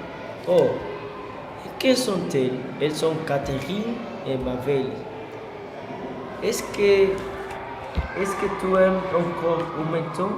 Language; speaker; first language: French; non-native, learner; Spanish